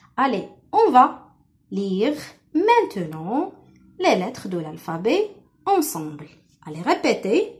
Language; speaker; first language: French; non-native, local second language; Arabic